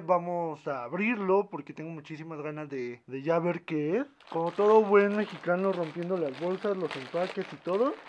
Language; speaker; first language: Spanish; native; Spanish